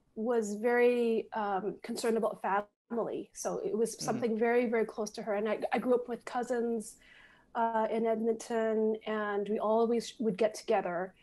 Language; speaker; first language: English; native; English